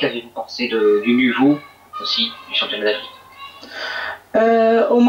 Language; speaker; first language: French; native; French